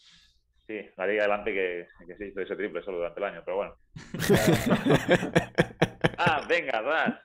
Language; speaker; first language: Spanish; native; Spanish